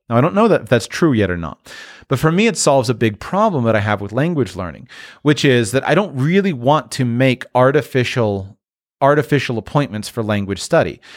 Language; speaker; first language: English; native; English